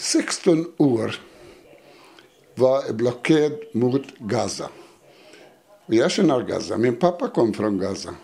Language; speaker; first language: Swedish; non-native, learner; Arabic